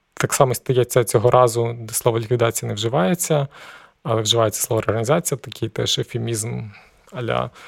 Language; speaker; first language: Ukrainian; native; Ukrainian